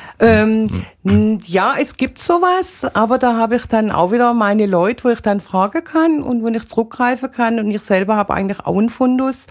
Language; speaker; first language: German; native; German